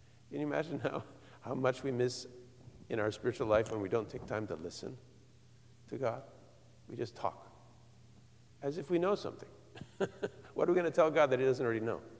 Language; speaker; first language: English; native; English